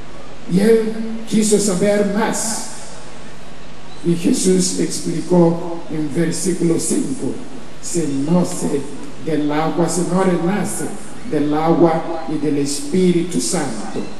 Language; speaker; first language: Spanish; non-native, fluent; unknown